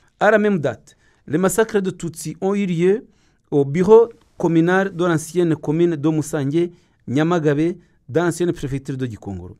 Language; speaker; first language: French; non-native, local second language; Kinyarwanda